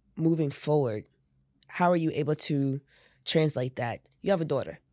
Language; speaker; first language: English; native; English